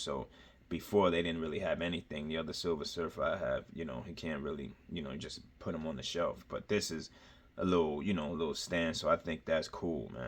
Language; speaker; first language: English; native; English